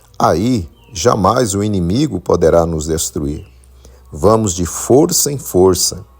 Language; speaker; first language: Portuguese; native; Portuguese